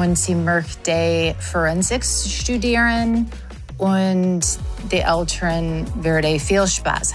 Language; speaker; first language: German; non-native, learner; English